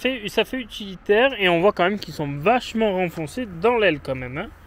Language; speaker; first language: French; native; French